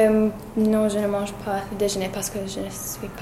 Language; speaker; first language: French; non-native, learner; English